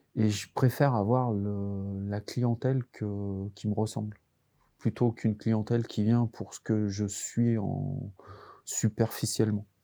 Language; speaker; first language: French; native; French